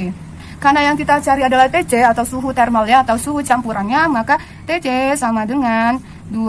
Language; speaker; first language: Indonesian; native; Indonesian